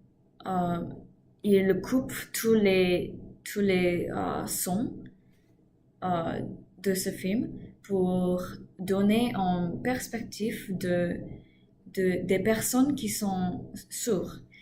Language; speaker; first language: French; non-native, learner; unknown